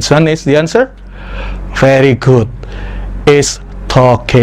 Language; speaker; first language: English; non-native, fluent; Indonesian